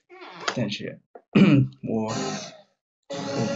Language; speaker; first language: Chinese; non-native, learner; Japanese